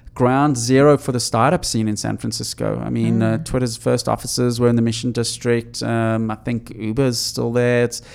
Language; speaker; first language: English; native; English